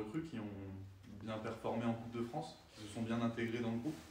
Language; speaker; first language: French; native; French